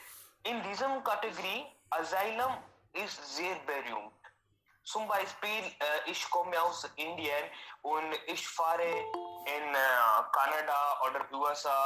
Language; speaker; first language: German; non-native, learner; Hindi